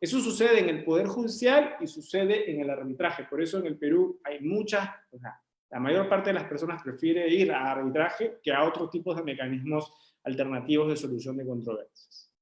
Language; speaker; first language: Spanish; native; Spanish